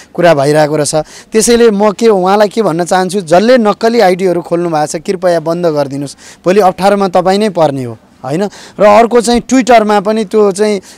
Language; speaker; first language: Nepali; native; Nepali